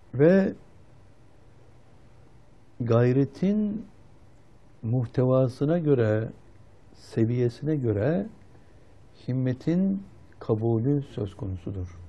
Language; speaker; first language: Turkish; native; Turkish